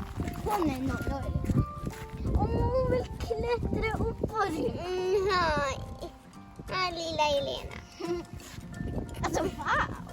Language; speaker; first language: Swedish; early bilingual, other home language; Urdu